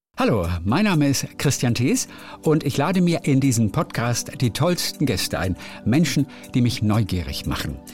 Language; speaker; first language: German; native; German